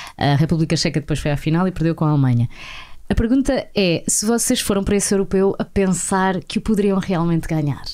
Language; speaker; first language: Portuguese; native; Portuguese